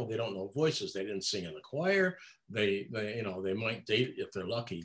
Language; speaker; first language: English; native; English